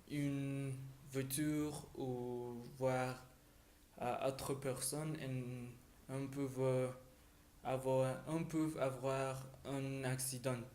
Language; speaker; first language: French; non-native, learner; Spanish